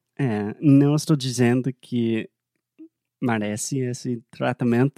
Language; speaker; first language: Portuguese; non-native, fluent; English